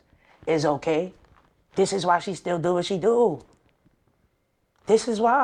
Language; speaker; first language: English; native; English